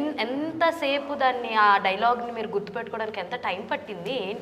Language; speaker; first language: Telugu; native; Telugu